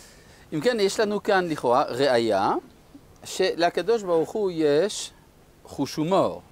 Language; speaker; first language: Hebrew; non-native, fluent; French